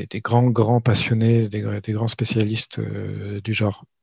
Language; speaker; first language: French; native; French